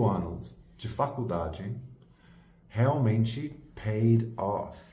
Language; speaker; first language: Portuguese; non-native, fluent; English